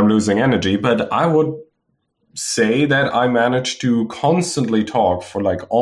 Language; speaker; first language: English; non-native, fluent; German